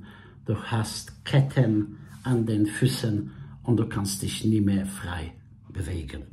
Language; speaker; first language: German; non-native, fluent; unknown